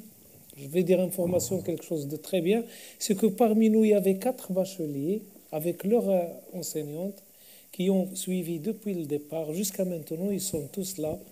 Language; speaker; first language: French; non-native, local second language; Arabic